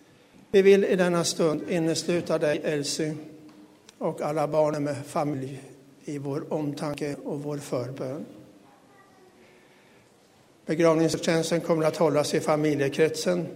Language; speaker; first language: Swedish; native; Swedish